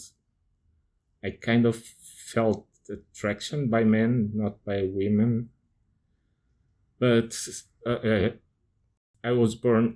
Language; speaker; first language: English; non-native, fluent; Portuguese